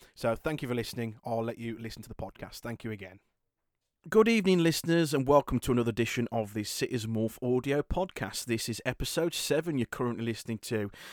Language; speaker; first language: English; native; English